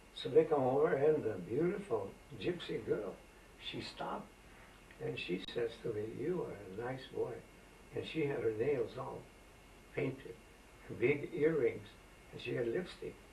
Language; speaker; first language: English; non-native, fluent; Greek